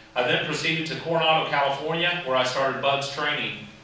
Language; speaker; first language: English; native; English